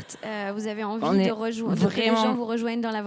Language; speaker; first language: French; native; French